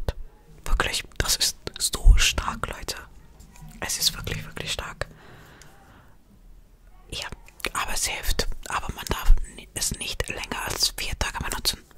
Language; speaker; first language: German; non-native, fluent; Estonian